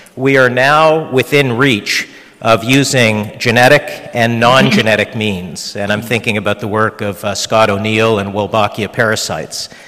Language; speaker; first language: English; early bilingual, other home language; Hungarian